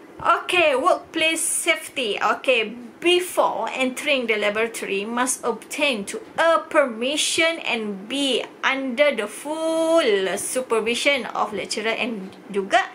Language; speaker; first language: English; non-native, local second language; Malay